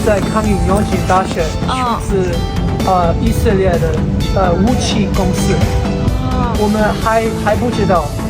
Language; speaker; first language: Chinese; non-native, learner; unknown